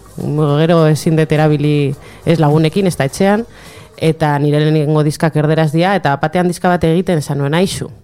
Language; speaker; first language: Basque; non-native, local second language; Spanish